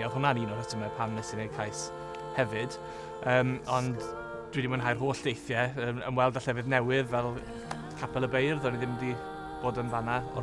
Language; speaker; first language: Welsh; native; Welsh